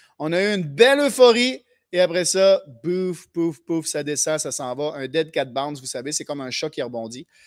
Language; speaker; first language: French; native; French